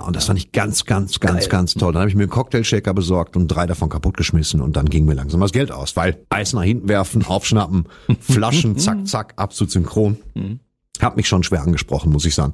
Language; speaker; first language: German; native; German